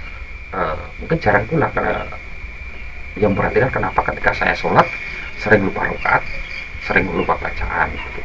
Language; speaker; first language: Indonesian; non-native, local second language; Javanese